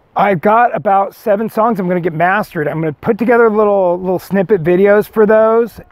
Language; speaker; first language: English; native; English